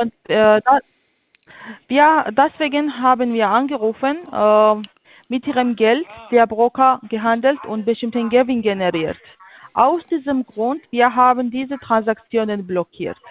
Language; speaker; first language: German; non-native, learner; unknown